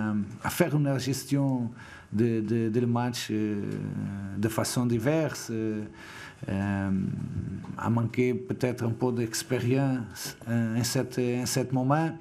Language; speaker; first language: French; non-native, fluent; Portuguese